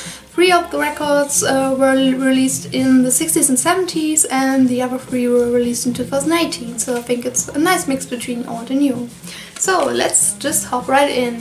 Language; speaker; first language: English; non-native, fluent; German